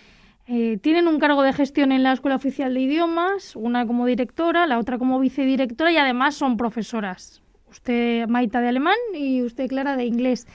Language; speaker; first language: Spanish; native; Spanish